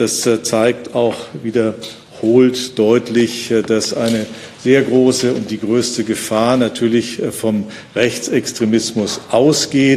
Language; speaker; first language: German; native; German